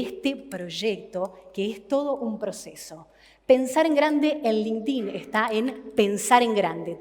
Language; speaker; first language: Spanish; native; Spanish